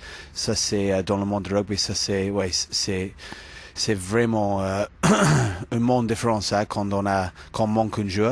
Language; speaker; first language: French; non-native, fluent; English